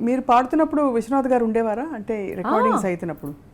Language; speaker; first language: Telugu; native; Telugu